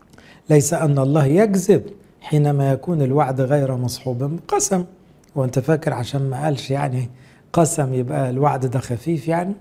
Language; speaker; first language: Arabic; native; Arabic